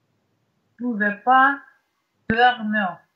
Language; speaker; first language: French; non-native, learner; Russian